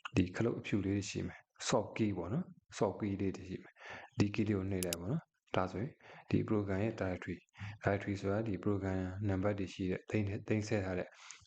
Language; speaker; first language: Burmese; native; Burmese